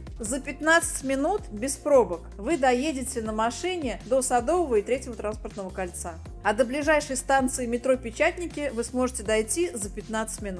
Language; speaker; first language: Russian; native; Russian